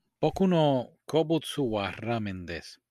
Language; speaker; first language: Japanese; non-native, learner; English